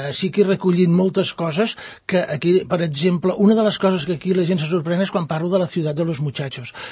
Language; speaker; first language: Catalan; non-native, local second language; Spanish